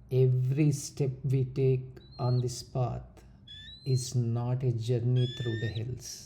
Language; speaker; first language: English; non-native, local second language; Telugu